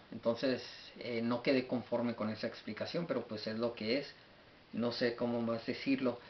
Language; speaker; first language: Spanish; early bilingual, heritage; Spanish